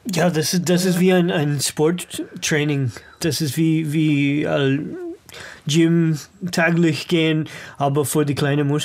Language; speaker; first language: German; non-native, learner; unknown